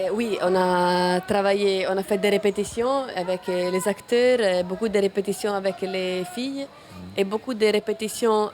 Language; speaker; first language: French; non-native, fluent; Italian